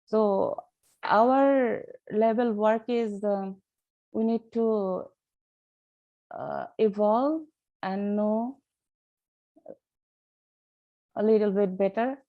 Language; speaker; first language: English; non-native, learner; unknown